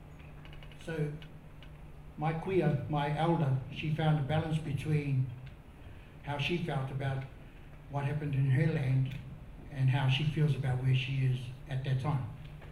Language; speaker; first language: English; native; English